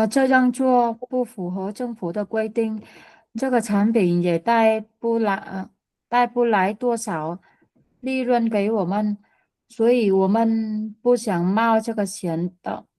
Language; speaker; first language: Chinese; non-native, learner; Vietnamese